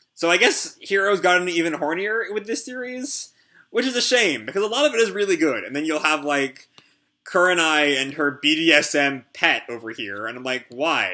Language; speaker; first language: English; native; English